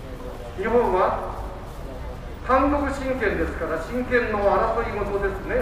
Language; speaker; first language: Japanese; native; Japanese